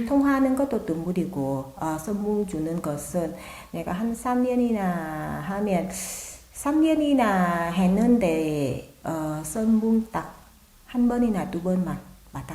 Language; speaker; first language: Korean; non-native, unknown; Vietnamese